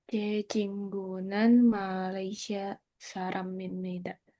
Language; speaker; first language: Korean; non-native, learner; Indonesian